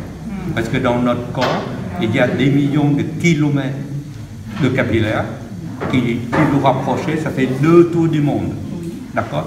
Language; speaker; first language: French; non-native, fluent; Vietnamese